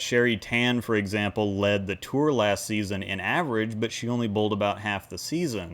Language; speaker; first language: English; native; English